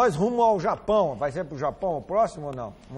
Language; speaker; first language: Portuguese; native; Portuguese